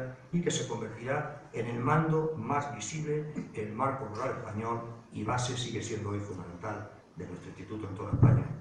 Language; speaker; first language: Spanish; native; Spanish